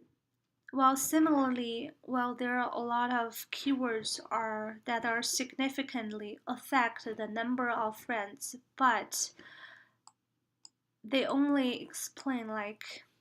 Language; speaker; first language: English; non-native, fluent; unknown